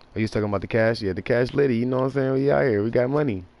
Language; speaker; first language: English; native; English